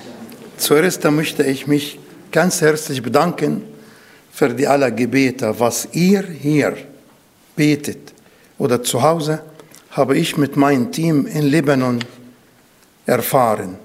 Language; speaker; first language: German; non-native, fluent; Arabic